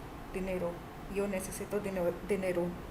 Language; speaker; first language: Spanish; non-native, fluent; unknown